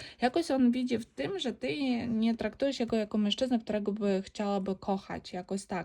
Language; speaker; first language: Polish; non-native, learner; Ukrainian